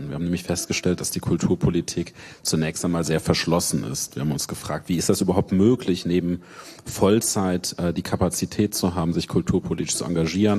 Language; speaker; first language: German; native; German